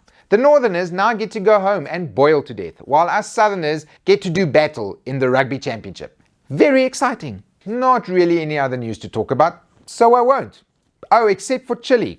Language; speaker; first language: English; native; English